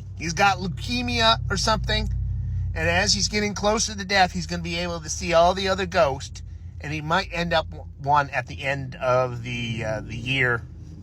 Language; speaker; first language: English; native; English